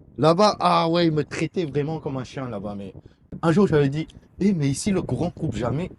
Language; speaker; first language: French; non-native, local second language; Korean